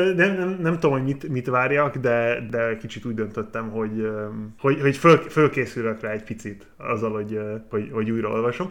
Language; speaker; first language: Hungarian; non-native, fluent; English